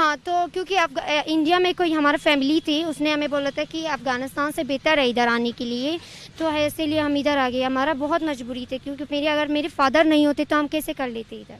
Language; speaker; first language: Hindi; non-native, fluent; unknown